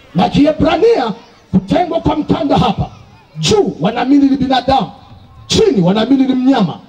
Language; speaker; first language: Swahili; native; Swahili